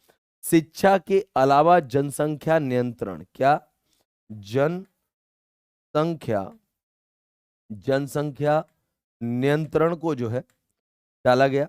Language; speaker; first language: Hindi; native; Hindi